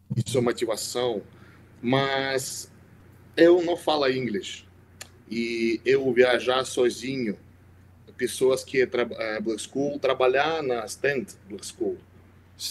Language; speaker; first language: Portuguese; non-native, learner; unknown